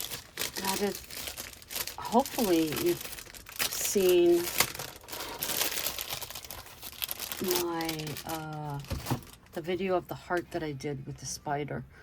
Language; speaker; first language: English; native; English